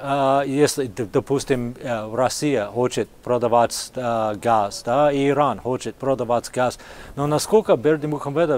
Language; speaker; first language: Russian; non-native, fluent; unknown